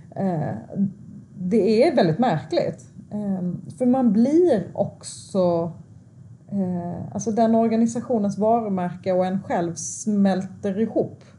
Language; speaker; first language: Swedish; early bilingual, other home language; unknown